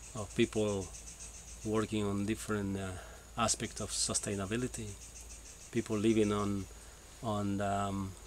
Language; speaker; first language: English; non-native, fluent; Spanish